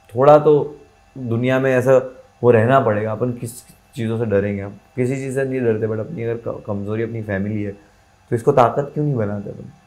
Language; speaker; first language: Hindi; non-native, local second language; Gujarati